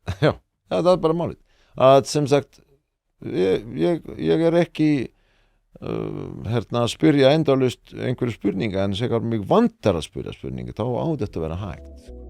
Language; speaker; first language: Icelandic; non-native, fluent; Estonian